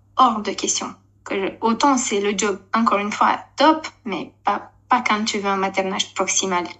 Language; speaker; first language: French; non-native, fluent; Romanian